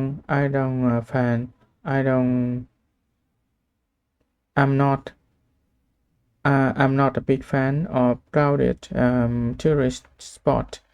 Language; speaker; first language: English; non-native, learner; Vietnamese